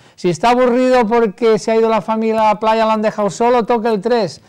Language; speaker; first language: Spanish; non-native, local second language; Catalan